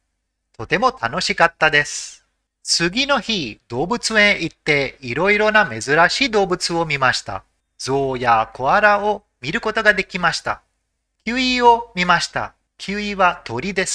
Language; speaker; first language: Japanese; non-native, fluent; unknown